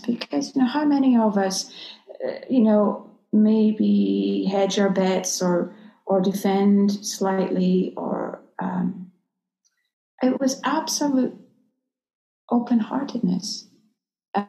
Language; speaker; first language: English; native; English